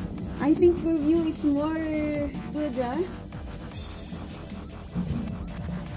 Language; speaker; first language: English; non-native, local second language; Filipino